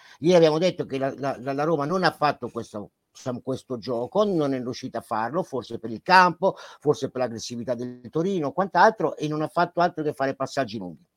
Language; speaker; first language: Italian; native; Italian